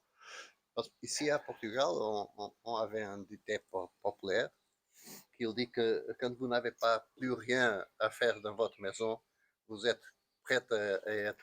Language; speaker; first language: French; non-native, learner; Portuguese